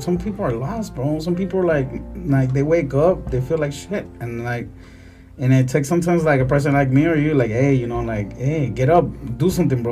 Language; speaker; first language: English; early bilingual, other home language; Spanish